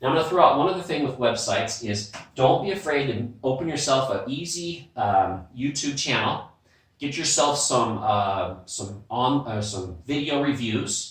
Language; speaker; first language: English; native; English